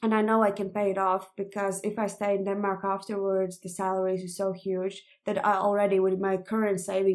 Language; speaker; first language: English; non-native, fluent; Latvian